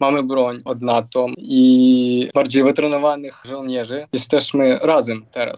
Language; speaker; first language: Polish; non-native, fluent; Ukrainian